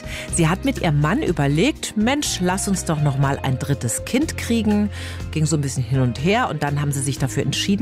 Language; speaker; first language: German; native; German